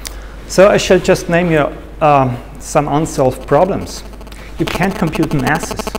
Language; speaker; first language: English; non-native, fluent; German